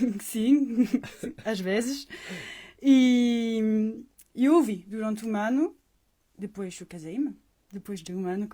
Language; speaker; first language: Portuguese; non-native, fluent; French